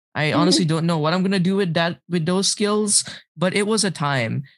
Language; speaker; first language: English; non-native, local second language; Malay